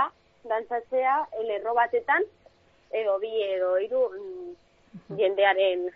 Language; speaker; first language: Basque; non-native, local second language; Spanish